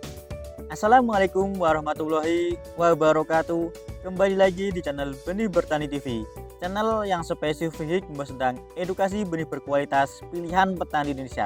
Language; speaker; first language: Indonesian; native; Indonesian